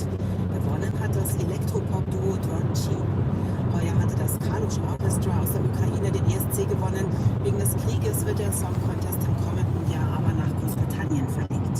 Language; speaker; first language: German; native; German